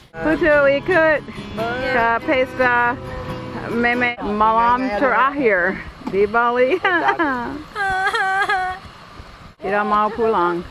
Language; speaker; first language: Indonesian; non-native, learner; English